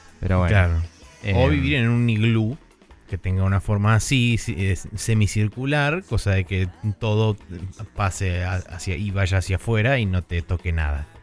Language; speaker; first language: Spanish; native; Spanish